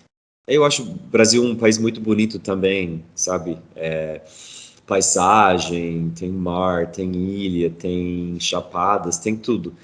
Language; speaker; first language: Portuguese; non-native, fluent; English